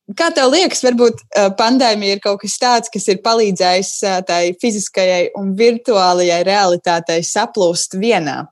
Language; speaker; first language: Latvian; native; Latvian